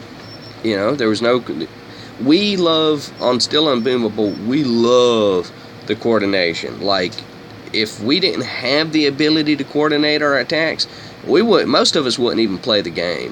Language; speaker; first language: English; native; English